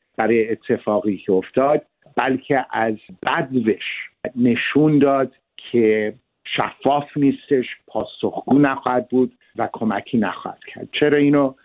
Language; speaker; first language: Persian; early bilingual, heritage; Persian